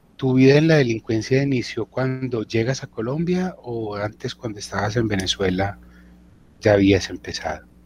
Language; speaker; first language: Spanish; native; Spanish